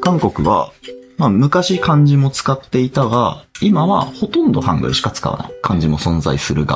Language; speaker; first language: Japanese; native; Japanese